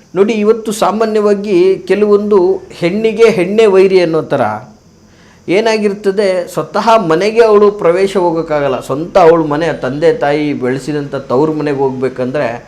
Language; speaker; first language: Kannada; native; Kannada